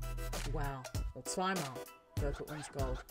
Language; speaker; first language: German; non-native, learner; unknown